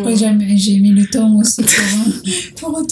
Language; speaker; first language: French; non-native, learner; Portuguese